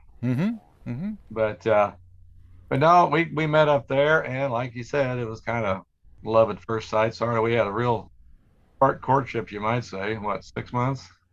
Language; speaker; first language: English; native; English